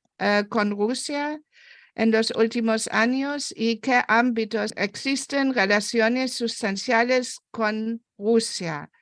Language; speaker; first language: Spanish; non-native, fluent; German